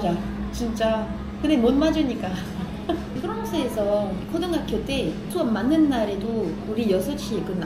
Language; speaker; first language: Korean; non-native, fluent; French